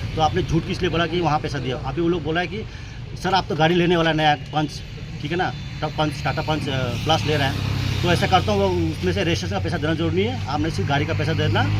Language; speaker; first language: Hindi; non-native, local second language; Nepali